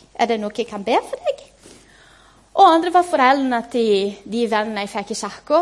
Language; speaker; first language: Norwegian; non-native, fluent; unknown